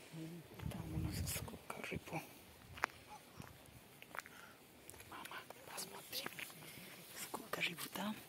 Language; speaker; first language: Russian; non-native, learner; Bangla